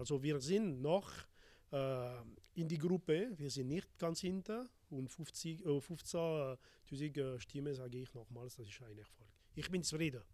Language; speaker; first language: German; non-native, local second language; French